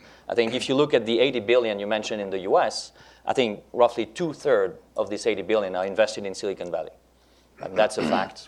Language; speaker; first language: English; non-native, fluent; French